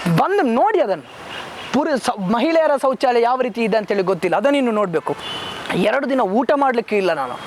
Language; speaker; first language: Kannada; native; Kannada